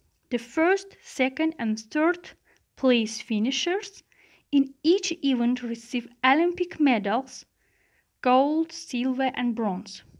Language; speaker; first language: English; non-native, fluent; Azerbaijani